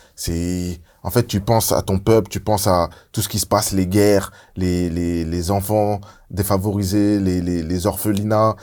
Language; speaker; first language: French; early bilingual, other home language; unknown